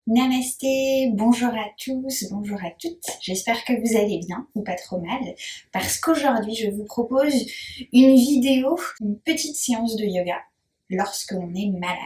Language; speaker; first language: French; native; French